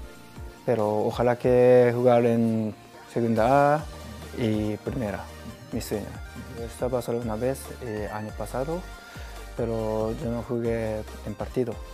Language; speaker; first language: Spanish; non-native, learner; Japanese